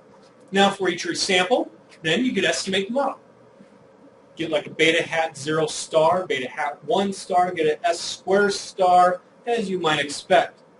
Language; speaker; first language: English; native; English